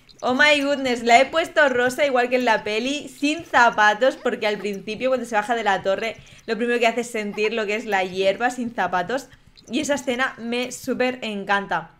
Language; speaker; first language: Spanish; native; Spanish